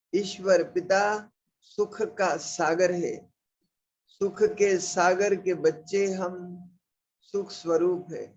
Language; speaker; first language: Hindi; non-native, local second language; Marathi